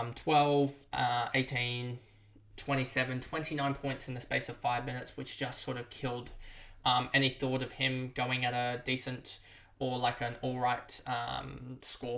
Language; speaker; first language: English; native; English